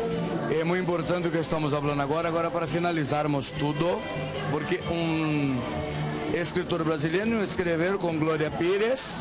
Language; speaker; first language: Spanish; non-native, learner; Portuguese